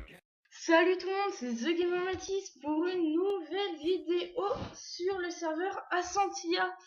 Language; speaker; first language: French; native; French